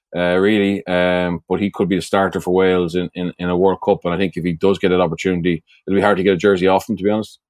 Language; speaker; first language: English; native; English